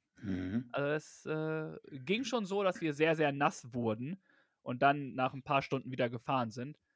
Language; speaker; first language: German; native; German